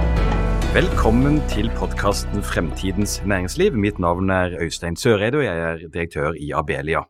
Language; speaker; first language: Norwegian; native; Norwegian